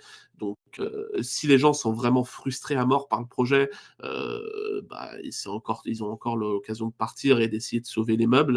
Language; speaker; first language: French; native; French